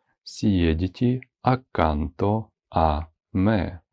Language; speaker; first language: Italian; non-native, fluent; Ukrainian